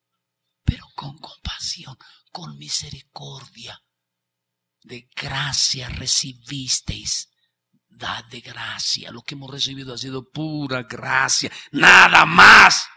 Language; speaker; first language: Spanish; native; Spanish